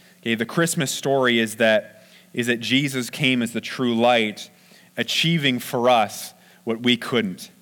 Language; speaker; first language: English; native; English